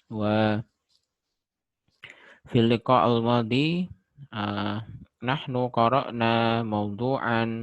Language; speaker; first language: Arabic; non-native, fluent; Indonesian